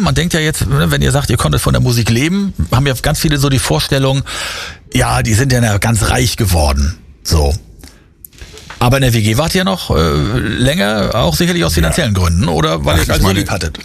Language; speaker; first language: German; native; German